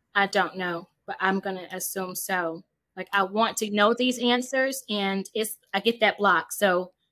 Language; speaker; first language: English; native; English